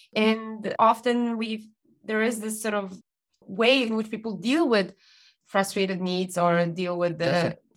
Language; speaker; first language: English; non-native, fluent; Polish